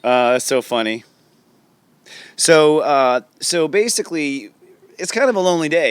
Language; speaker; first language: English; native; English